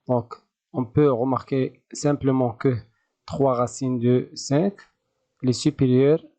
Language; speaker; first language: French; non-native, local second language; Arabic